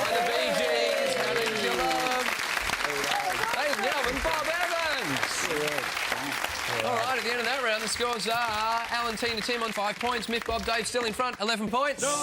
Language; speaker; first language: English; native; English